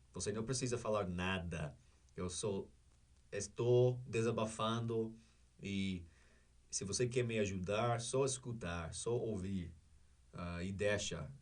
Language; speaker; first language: Portuguese; non-native, learner; English